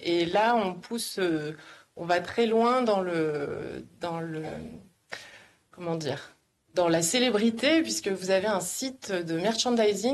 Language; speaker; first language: French; native; French